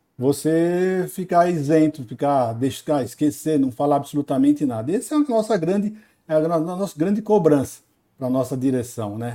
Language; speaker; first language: Portuguese; native; Portuguese